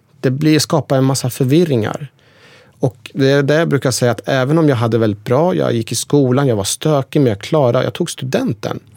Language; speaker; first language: Swedish; early bilingual, other home language; Persian